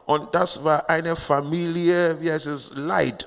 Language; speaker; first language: German; non-native, learner; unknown